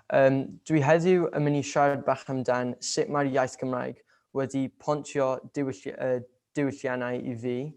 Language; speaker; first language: Welsh; non-native, local second language; English